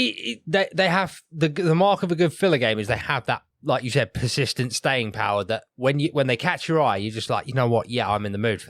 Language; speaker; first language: English; native; English